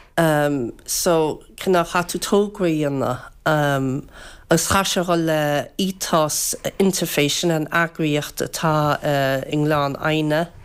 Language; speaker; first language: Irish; native; Irish